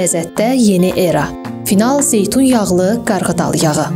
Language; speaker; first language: Azerbaijani; native; Azerbaijani